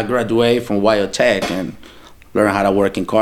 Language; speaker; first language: English; non-native, fluent; Spanish